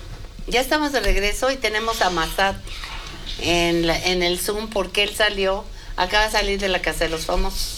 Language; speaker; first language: Spanish; native; Spanish